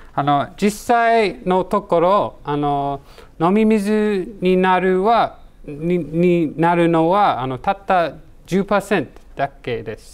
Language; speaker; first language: Japanese; non-native, learner; English